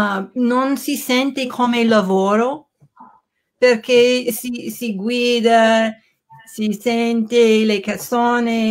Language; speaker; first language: Italian; non-native, learner; English